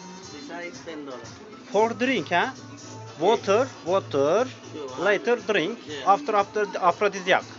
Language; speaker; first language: English; non-native, learner; Turkish